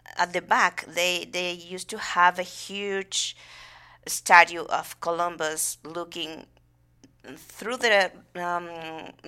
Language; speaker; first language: English; non-native, fluent; Spanish